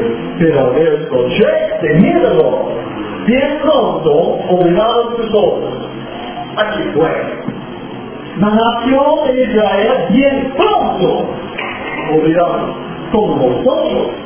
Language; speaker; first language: Spanish; non-native, fluent; English